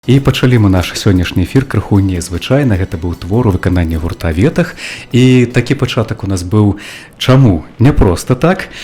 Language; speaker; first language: Belarusian; native; Belarusian